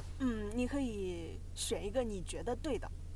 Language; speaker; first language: Chinese; native; Chinese